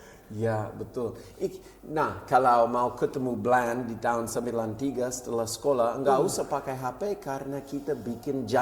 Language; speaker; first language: Indonesian; non-native, fluent; English